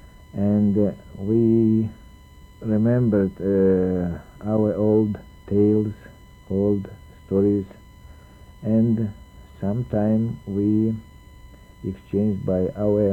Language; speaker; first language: English; non-native, learner; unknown